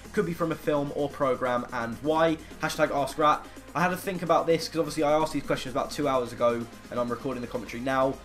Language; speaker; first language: English; native; English